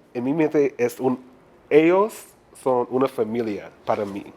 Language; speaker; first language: Spanish; non-native, learner; English